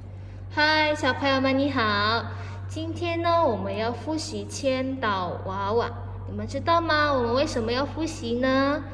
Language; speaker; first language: Chinese; non-native, fluent; Indonesian